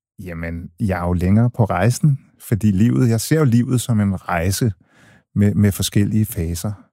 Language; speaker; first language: Danish; early bilingual, other home language; English